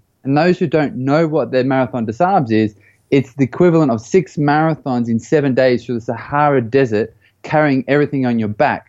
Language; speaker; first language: English; native; English